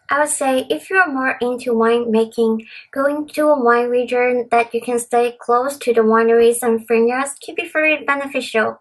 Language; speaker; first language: English; non-native, local second language; Cantonese